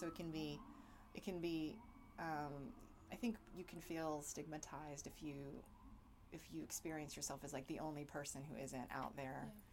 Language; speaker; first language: English; native; English